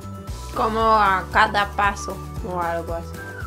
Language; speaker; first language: Spanish; non-native, fluent; Hungarian